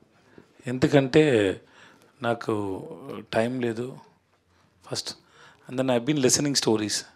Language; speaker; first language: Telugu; non-native, learner; Tamil